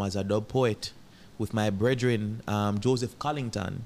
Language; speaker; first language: English; non-native, local second language; Jamaican Creole English